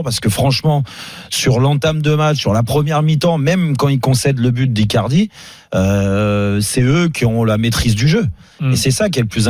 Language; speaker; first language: French; native; French